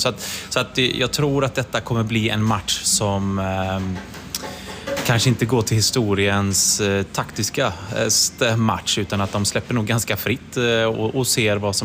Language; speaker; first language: Swedish; native; Swedish